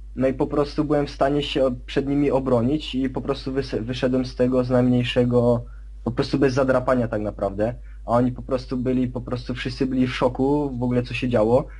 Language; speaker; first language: Polish; early bilingual, heritage; Polish